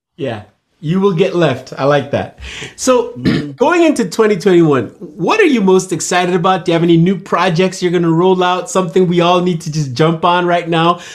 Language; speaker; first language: English; non-native, local second language; Yoruba